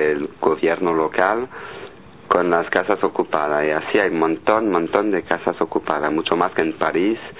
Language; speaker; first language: Spanish; non-native, fluent; French